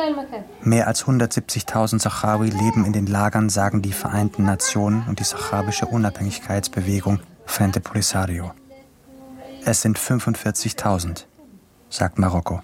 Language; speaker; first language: German; native; German